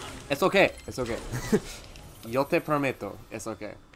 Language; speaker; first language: Spanish; non-native, learner; English